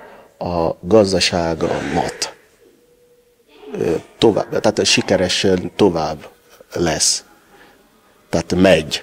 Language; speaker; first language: Hungarian; non-native, learner; Yoruba